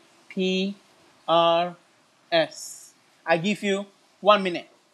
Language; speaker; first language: English; non-native, local second language; Malay